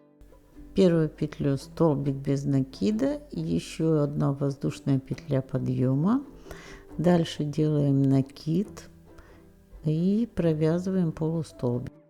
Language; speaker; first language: Russian; native; Russian